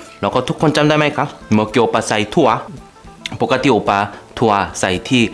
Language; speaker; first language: Thai; non-native, fluent; Korean